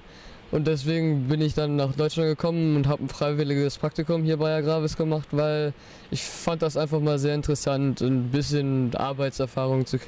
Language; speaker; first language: German; early bilingual, heritage; German